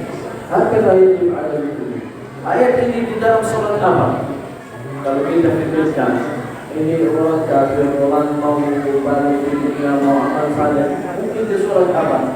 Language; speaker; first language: Indonesian; non-native, learner; Arabic